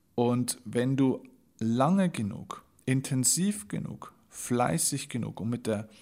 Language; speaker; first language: German; native; German